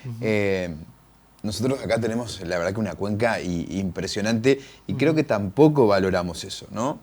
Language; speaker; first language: Spanish; native; Spanish